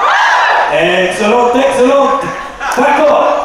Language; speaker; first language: French; non-native, learner; English